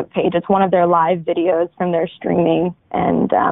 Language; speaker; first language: English; early bilingual, other home language; Bangla